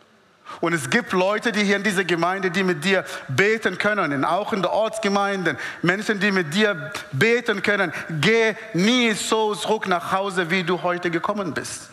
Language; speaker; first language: German; non-native, fluent; Arabic